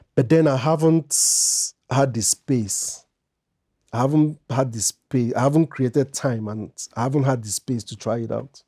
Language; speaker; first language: English; non-native, local second language; Igbo